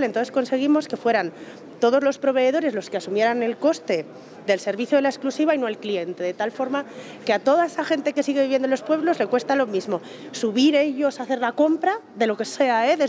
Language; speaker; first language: Spanish; native; Spanish